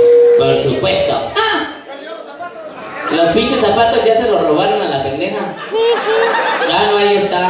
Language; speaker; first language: Spanish; native; Spanish